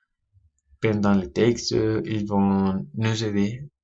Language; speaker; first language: French; non-native, learner; Spanish